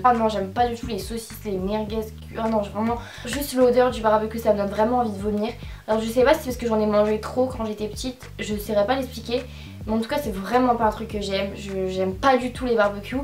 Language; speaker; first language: French; native; French